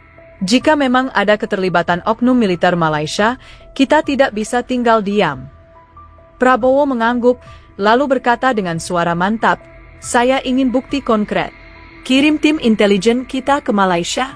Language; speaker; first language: Indonesian; native; Indonesian